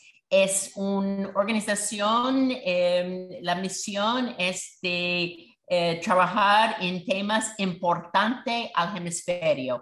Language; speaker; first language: Spanish; non-native, fluent; English